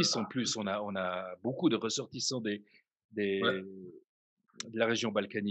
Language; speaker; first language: French; native; French